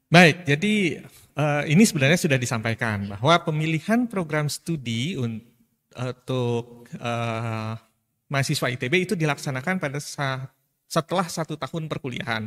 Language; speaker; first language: Indonesian; native; Indonesian